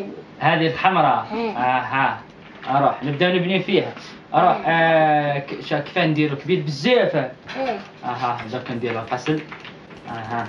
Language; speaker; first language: Arabic; native; Arabic